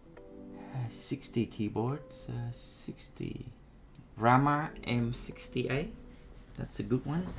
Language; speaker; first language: English; non-native, fluent; Vietnamese